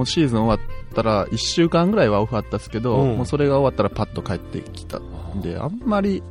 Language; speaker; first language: Japanese; native; Japanese